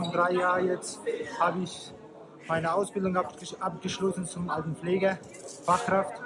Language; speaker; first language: German; non-native, fluent; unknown